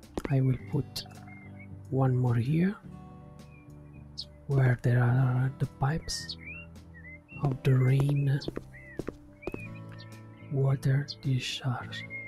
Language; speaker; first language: English; non-native, learner; Italian